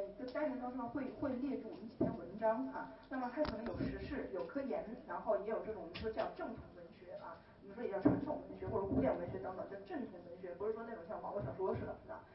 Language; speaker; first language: Chinese; native; Chinese